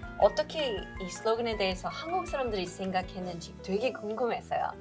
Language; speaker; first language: Korean; non-native, fluent; English